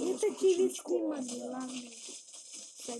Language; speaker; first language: Russian; early bilingual, heritage; Russian